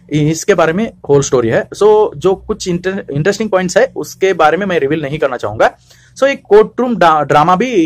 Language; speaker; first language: Hindi; non-native, local second language; Kannada